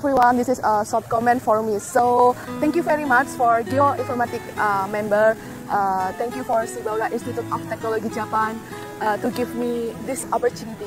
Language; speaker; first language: English; non-native, learner; Indonesian